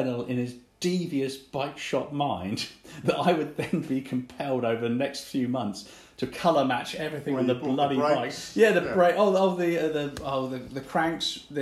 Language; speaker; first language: English; native; English